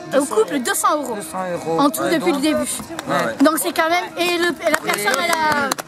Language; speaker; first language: French; native; French